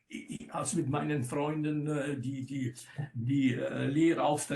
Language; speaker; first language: German; non-native, local second language; Italian